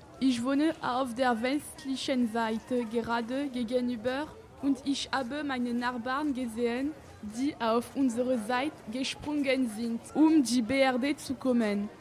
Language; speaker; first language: German; non-native, learner; French